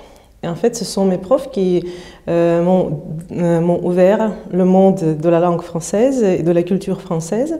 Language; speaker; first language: French; non-native, fluent; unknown